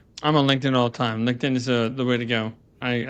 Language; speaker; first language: English; native; English